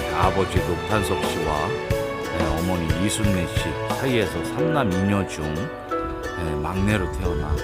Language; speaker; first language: Korean; native; Korean